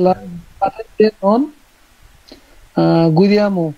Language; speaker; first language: Italian; non-native, learner; Bangla